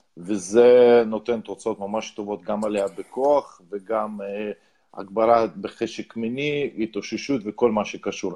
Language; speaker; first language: Hebrew; non-native, fluent; Russian